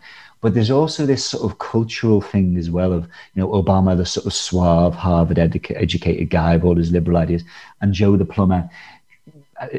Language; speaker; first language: English; native; English